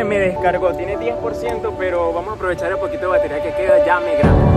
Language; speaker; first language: Spanish; native; Spanish